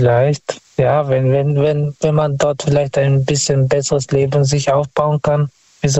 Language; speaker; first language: German; non-native, fluent; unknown